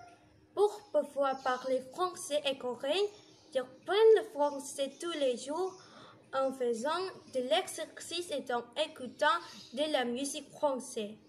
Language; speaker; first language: French; non-native, learner; Indonesian